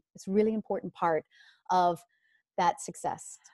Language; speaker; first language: English; native; English